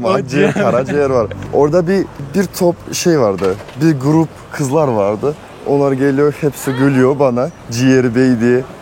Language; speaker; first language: Turkish; non-native, learner; Kazakh